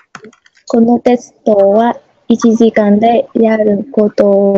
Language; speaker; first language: Japanese; non-native, learner; Vietnamese